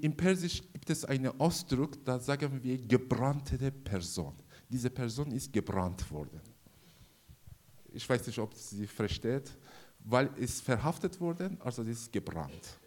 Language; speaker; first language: German; non-native, learner; Persian